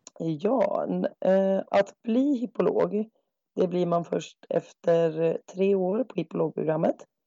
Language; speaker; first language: Swedish; native; Swedish